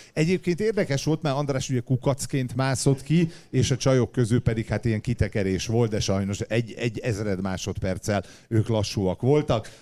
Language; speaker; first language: Hungarian; native; Hungarian